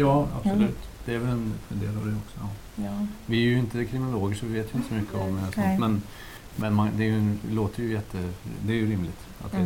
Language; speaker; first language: Swedish; native; Swedish